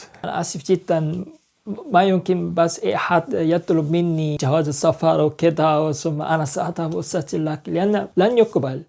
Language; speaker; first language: Arabic; non-native, learner; Korean